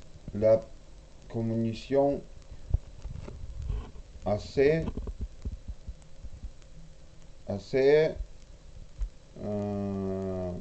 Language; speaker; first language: French; non-native, learner; Russian